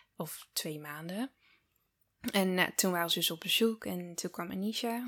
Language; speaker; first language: Dutch; early bilingual, other home language; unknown